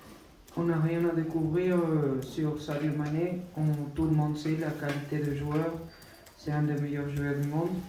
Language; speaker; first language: French; non-native, fluent; Spanish